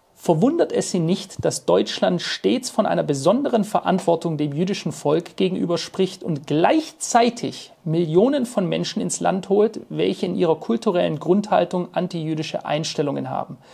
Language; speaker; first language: German; native; German